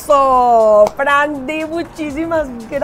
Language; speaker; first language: Spanish; native; Spanish